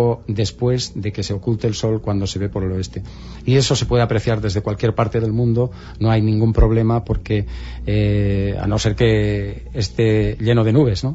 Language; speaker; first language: Spanish; native; Spanish